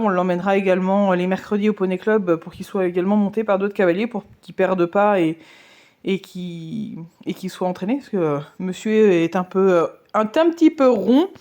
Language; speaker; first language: French; native; French